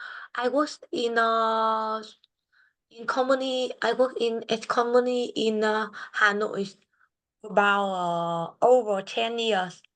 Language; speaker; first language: English; non-native, learner; Vietnamese